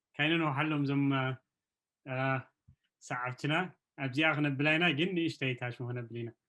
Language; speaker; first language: Tigrinya; native; Tigrinya